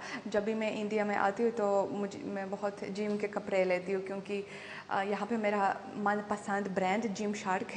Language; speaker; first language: Hindi; non-native, fluent; Russian